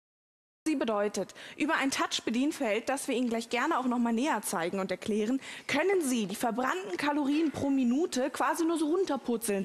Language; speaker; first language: German; native; German